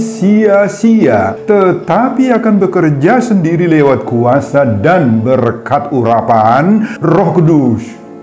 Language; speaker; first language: Indonesian; non-native, local second language; Batak Toba